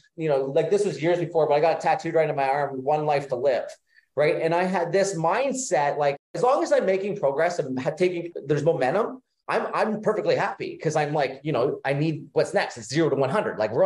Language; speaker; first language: English; native; English